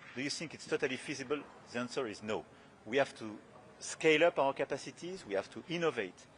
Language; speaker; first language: English; non-native, fluent; French